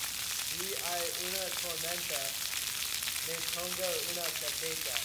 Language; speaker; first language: Spanish; non-native, learner; English